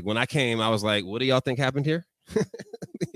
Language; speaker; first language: English; native; English